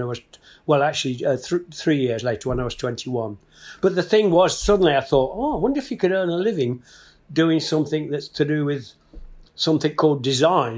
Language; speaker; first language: English; native; English